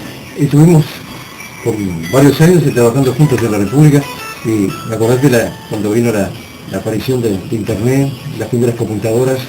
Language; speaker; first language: Spanish; native; Spanish